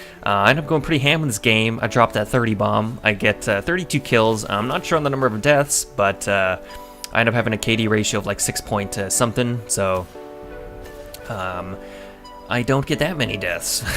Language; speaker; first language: English; native; English